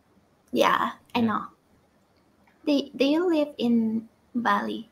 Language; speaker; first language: English; non-native, learner; Thai